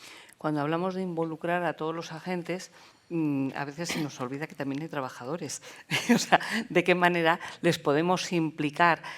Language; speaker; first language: Spanish; native; Spanish